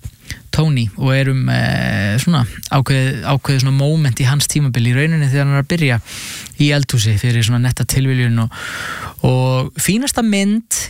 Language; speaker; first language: Icelandic; native; Icelandic